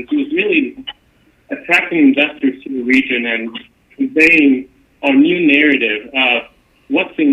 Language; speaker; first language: English; non-native, fluent; Spanish